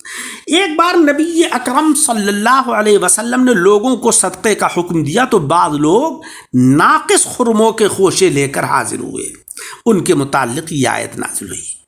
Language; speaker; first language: Urdu; native; Urdu